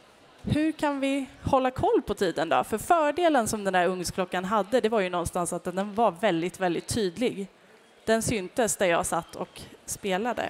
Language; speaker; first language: Swedish; native; Swedish